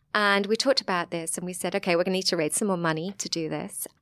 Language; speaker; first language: English; native; English